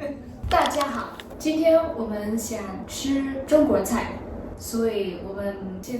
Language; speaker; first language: Chinese; early bilingual, heritage; English